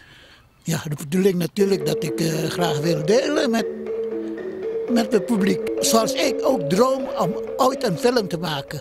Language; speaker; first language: Dutch; non-native, fluent; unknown